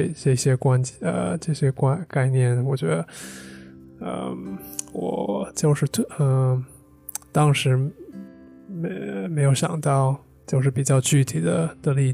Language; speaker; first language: Chinese; non-native, fluent; English